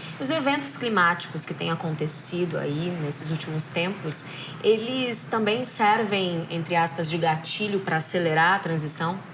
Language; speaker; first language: Portuguese; native; Portuguese